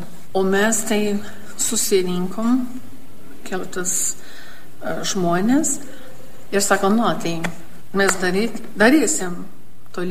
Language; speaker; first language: Lithuanian; early bilingual, heritage; Lithuanian